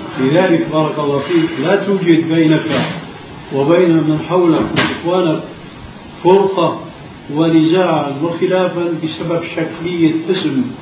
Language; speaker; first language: Arabic; early bilingual, other home language; Albanian